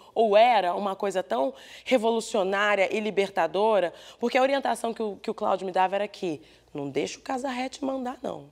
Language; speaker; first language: Portuguese; native; Portuguese